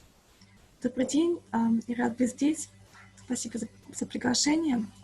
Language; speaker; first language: Russian; native; Russian